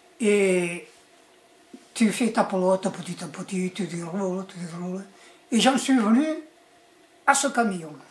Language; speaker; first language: French; early bilingual, other home language; Catalan